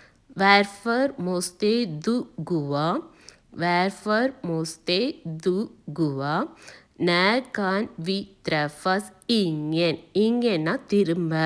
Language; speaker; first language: Swedish; non-native, learner; Tamil